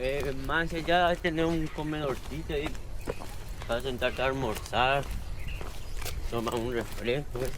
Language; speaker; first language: Spanish; native; Spanish